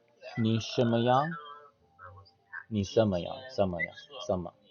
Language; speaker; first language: Chinese; non-native, learner; English